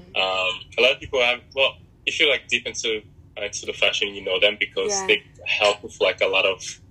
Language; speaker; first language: English; early bilingual, other home language; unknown